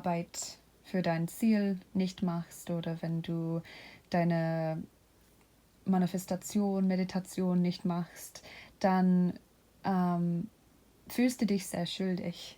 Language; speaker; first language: German; non-native, fluent; English